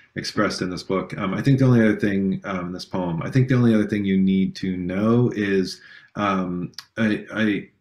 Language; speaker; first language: English; native; English